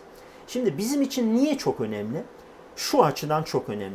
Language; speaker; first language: Turkish; native; Turkish